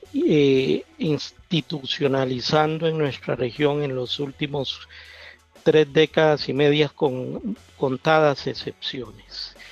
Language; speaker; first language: Spanish; native; Spanish